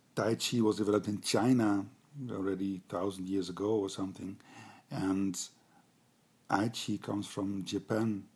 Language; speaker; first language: English; non-native, fluent; Dutch